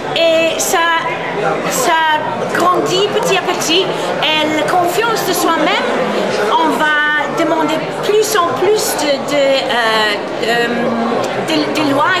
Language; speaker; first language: French; non-native, fluent; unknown